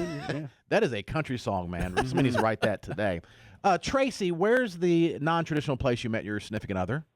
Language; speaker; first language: English; native; English